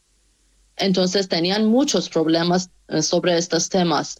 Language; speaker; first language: Spanish; non-native, fluent; Persian